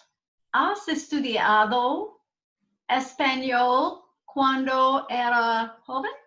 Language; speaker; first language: Spanish; non-native, learner; English